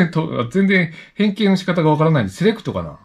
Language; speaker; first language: Japanese; native; Japanese